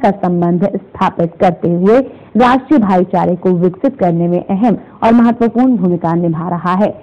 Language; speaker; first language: Hindi; native; Hindi